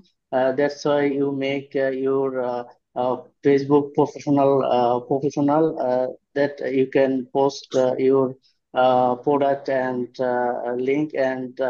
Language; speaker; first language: English; non-native, learner; Bangla